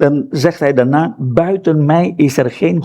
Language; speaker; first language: Dutch; non-native, fluent; Indonesian